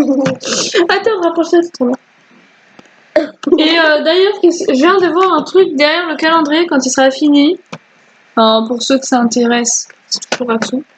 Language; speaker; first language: French; native; French